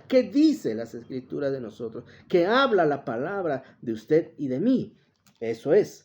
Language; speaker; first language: Spanish; native; Spanish